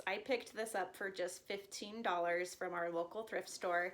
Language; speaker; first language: English; native; English